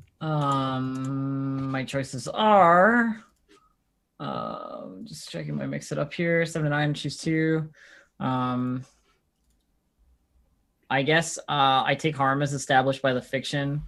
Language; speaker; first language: English; native; English